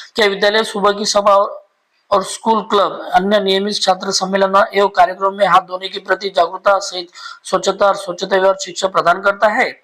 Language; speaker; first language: Hindi; non-native, local second language; Marathi